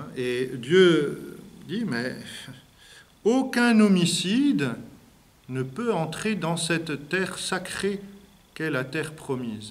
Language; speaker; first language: French; native; French